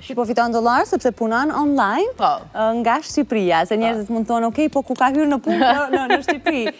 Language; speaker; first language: Albanian; native; Albanian